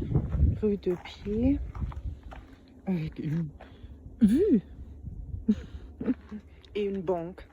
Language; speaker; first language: French; non-native, fluent; German